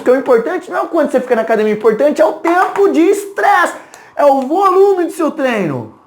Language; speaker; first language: Portuguese; native; Portuguese